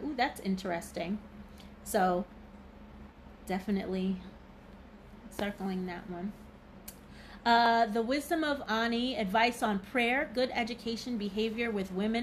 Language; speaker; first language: English; native; English